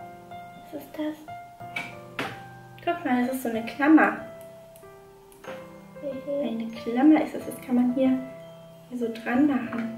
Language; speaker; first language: German; native; German